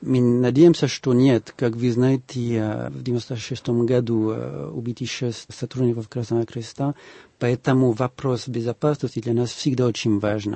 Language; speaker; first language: Russian; non-native, fluent; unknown